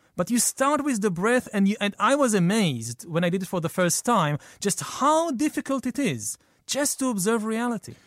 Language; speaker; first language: English; non-native, fluent; Hebrew